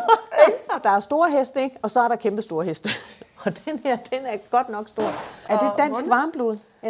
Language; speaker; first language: Danish; native; Danish